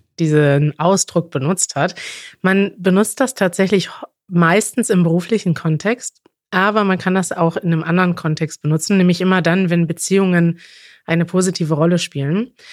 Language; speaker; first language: German; native; German